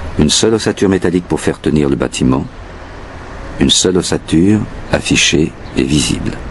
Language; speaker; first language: French; native; French